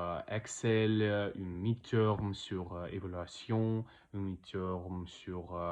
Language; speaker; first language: French; non-native, learner; Russian